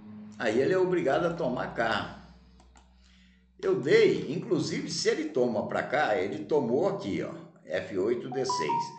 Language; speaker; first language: Portuguese; native; Portuguese